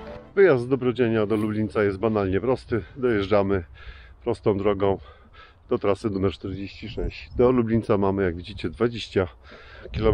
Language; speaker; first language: Polish; native; Polish